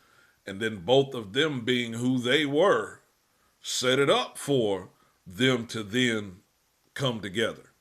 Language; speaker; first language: English; native; English